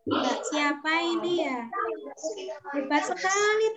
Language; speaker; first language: Indonesian; native; Indonesian